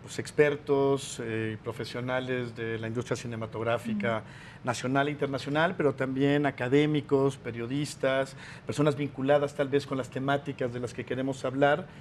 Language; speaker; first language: Spanish; native; Spanish